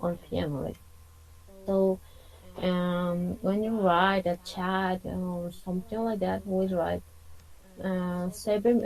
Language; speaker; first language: English; non-native, fluent; Spanish